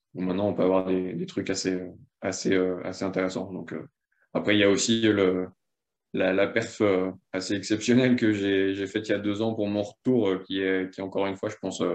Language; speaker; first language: French; native; French